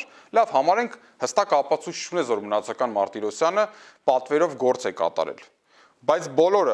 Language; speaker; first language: Armenian; native; Armenian